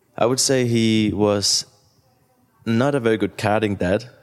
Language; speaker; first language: English; non-native, fluent; Danish